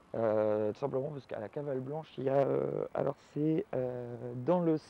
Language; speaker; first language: French; native; French